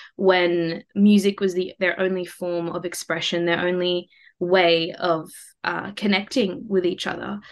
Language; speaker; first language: English; early bilingual, other home language; Morisyen